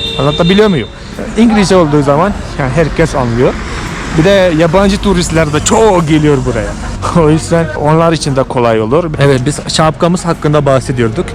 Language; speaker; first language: Turkish; non-native, fluent; Malayalam